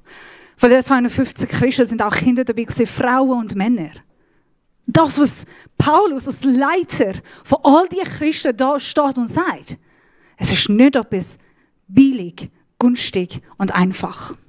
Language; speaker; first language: German; non-native, fluent; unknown